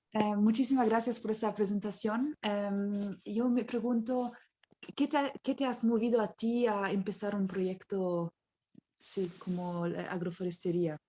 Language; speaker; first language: Spanish; non-native, fluent; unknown